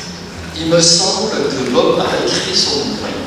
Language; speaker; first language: French; native; French